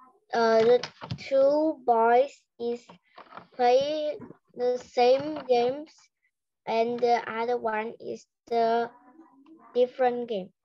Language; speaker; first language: English; non-native, learner; Vietnamese